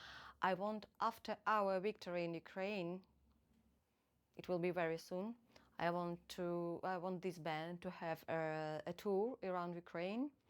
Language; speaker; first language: English; non-native, fluent; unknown